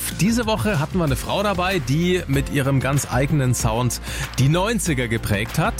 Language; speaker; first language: German; native; German